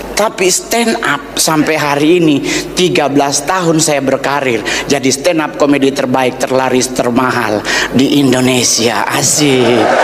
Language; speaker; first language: Indonesian; native; Indonesian